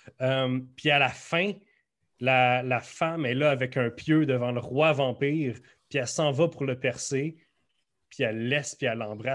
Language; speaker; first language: French; native; French